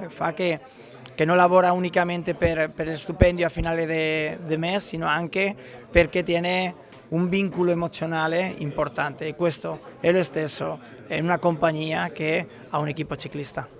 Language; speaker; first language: Italian; non-native, learner; Spanish